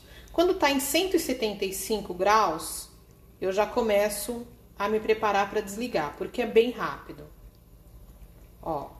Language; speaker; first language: Portuguese; native; Portuguese